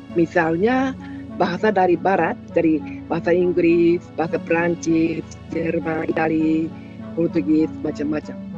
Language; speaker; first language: Indonesian; non-native, fluent; Japanese